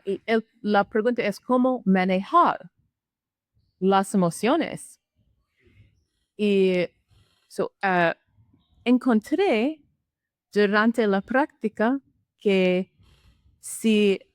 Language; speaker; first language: Spanish; non-native, learner; English